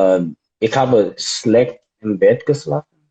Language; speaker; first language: German; non-native, learner; English